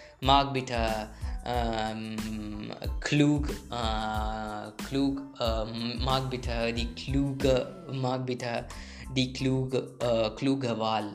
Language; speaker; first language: German; non-native, learner; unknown